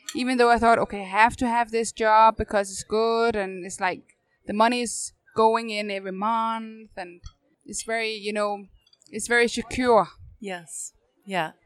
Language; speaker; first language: English; non-native, fluent; Danish